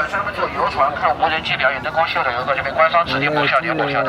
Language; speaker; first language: Chinese; native; Chinese